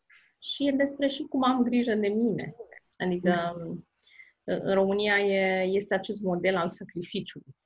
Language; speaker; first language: Romanian; native; Romanian